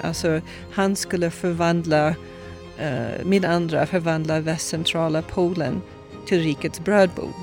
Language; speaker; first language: Swedish; non-native, fluent; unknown